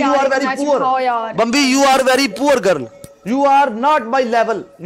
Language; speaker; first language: English; non-native, learner; Punjabi